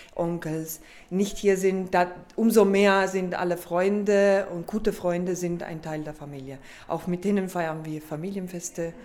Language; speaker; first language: German; non-native, fluent; Estonian